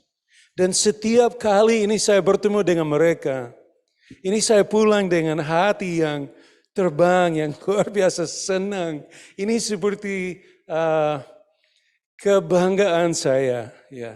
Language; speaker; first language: Indonesian; non-native, fluent; English